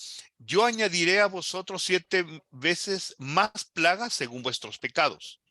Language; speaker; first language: Spanish; native; Spanish